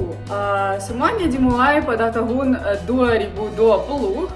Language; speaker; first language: Indonesian; non-native, learner; Ukrainian